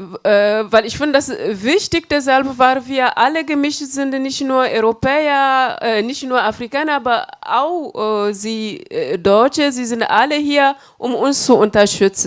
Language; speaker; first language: German; non-native, fluent; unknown